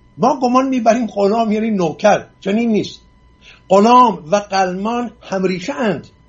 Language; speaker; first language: Persian; non-native, local second language; Assyrian Neo-Aramaic